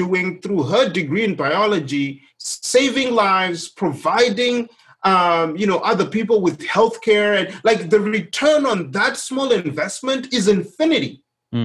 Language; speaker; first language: English; non-native, local second language; Shona